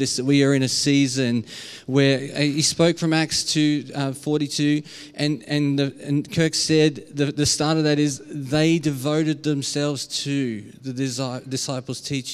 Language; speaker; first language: English; native; English